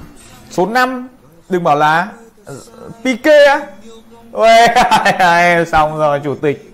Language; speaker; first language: Vietnamese; native; Vietnamese